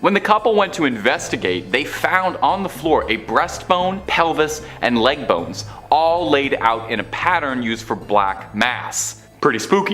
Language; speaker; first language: English; native; English